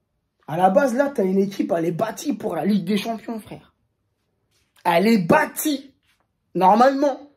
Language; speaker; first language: French; native; French